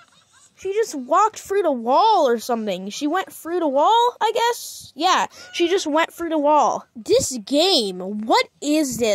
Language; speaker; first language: English; native; English